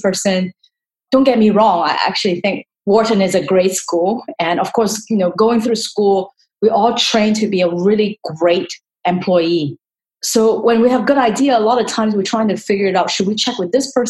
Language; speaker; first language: English; non-native, local second language; Cantonese